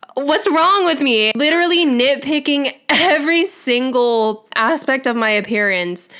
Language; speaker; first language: English; native; English